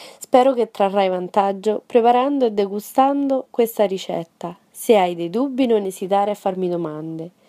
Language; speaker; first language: Italian; non-native, fluent; Spanish